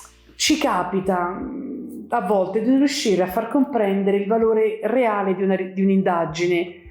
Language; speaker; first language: Italian; native; Italian